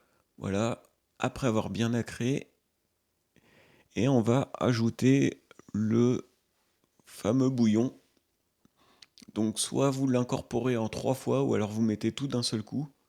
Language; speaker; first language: French; native; French